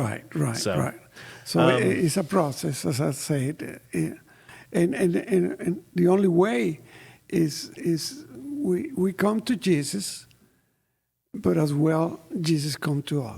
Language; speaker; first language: English; non-native, fluent; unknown